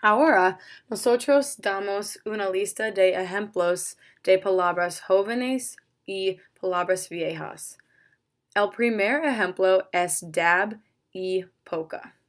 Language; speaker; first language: Spanish; non-native, learner; English